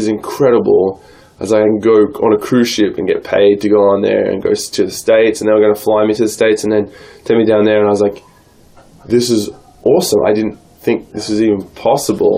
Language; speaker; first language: English; native; English